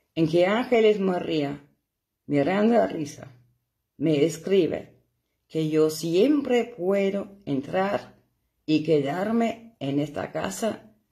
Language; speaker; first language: Spanish; non-native, fluent; German